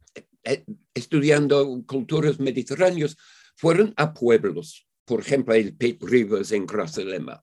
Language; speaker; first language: Spanish; non-native, fluent; English